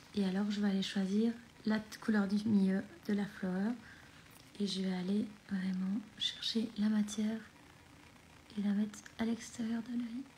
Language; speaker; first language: French; native; French